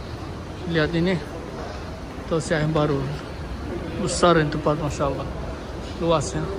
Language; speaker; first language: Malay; early bilingual, heritage; Malay